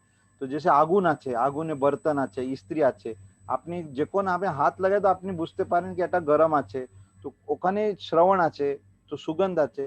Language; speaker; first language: Bangla; non-native, learner; Hindi